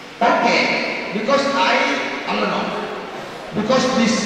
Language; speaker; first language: English; non-native, learner; Malay